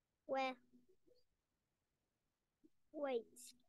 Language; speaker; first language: English; non-native, learner; Vietnamese